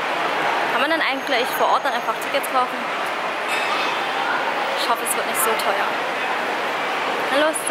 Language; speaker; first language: German; early bilingual, other home language; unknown